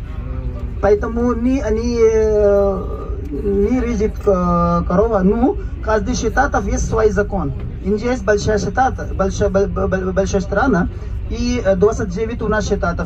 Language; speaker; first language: Russian; non-native, local second language; Hindi